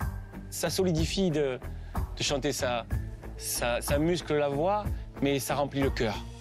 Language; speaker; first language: French; native; French